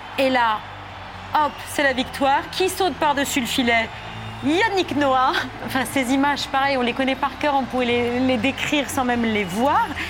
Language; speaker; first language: French; native; French